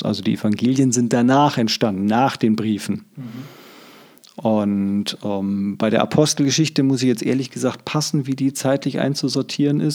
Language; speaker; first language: German; native; German